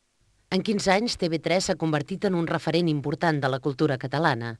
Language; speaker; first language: Catalan; native; Catalan